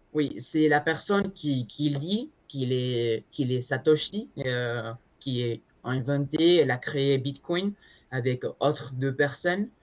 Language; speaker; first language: French; non-native, learner; Spanish